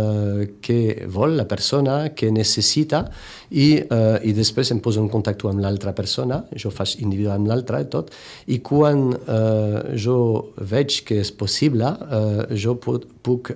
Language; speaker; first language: Catalan; non-native, fluent; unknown